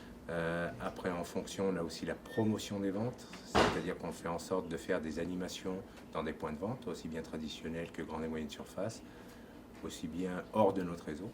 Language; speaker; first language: French; native; French